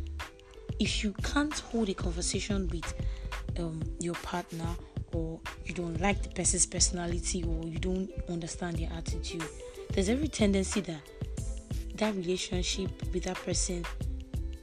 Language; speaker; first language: English; non-native, local second language; Igbo